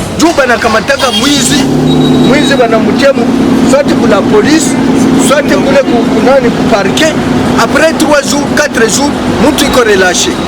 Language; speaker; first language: Swahili; native; Swahili